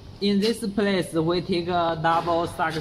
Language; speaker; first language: English; non-native, learner; Chinese